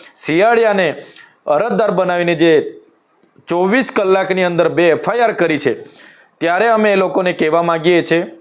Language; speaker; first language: Gujarati; non-native, local second language; Vasavi